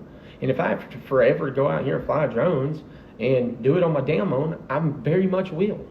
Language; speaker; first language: English; native; English